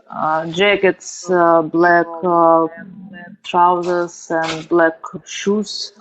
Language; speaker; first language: English; non-native, learner; Russian